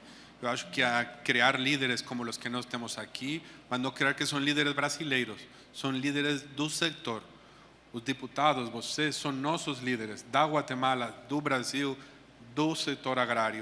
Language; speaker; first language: Portuguese; non-native, fluent; Spanish